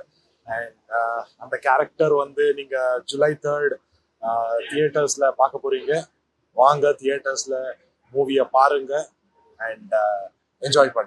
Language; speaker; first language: Tamil; non-native, local second language; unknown